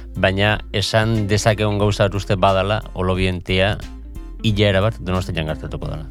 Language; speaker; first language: Basque; native; Basque